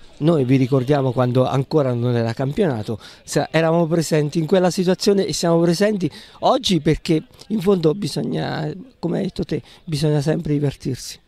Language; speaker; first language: Italian; native; Italian